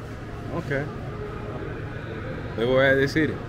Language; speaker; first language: Spanish; non-native, learner; English